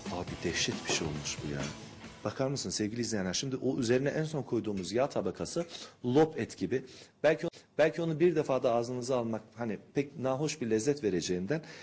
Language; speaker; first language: Turkish; native; Turkish